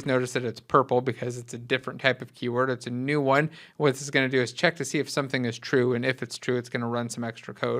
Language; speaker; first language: English; native; English